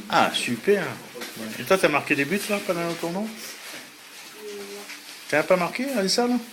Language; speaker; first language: French; native; French